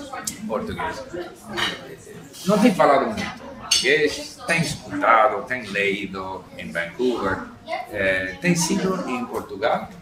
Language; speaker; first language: Portuguese; non-native, learner; English